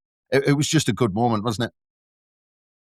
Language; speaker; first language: English; native; English